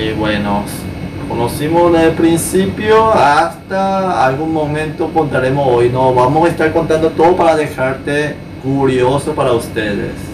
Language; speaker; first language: Spanish; non-native, learner; Korean